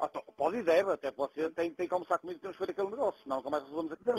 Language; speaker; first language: Portuguese; native; Portuguese